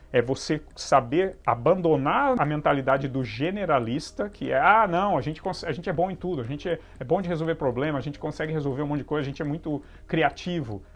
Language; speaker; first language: Portuguese; native; Portuguese